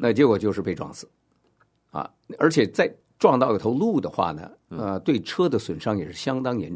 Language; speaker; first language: Chinese; native; Chinese